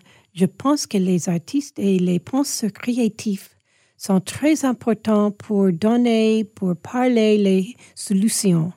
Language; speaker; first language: French; non-native, fluent; English